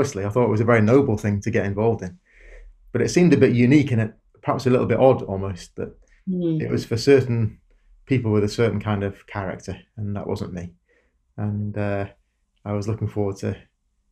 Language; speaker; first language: English; native; English